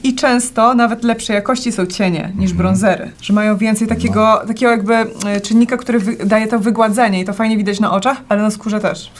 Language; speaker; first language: Polish; native; Polish